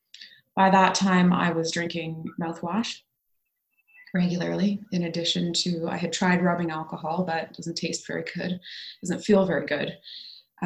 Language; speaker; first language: English; native; English